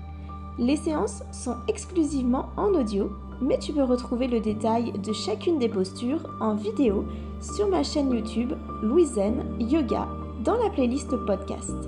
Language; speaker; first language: French; native; French